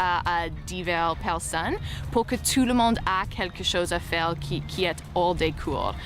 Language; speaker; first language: French; non-native, fluent; English